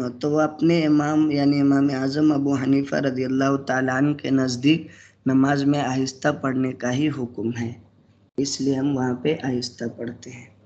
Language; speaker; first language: Urdu; native; Urdu